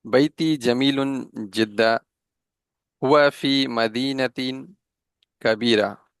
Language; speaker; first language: Arabic; non-native, learner; Urdu